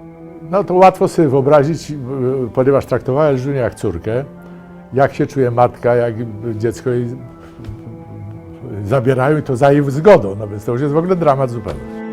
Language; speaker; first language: Polish; native; Polish